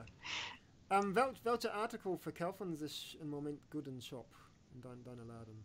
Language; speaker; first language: German; non-native, learner; English